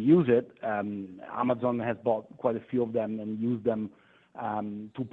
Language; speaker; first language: English; non-native, fluent; Italian